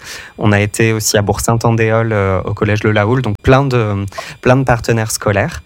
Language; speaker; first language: French; native; French